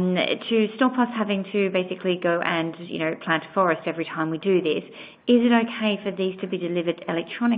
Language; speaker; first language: English; native; English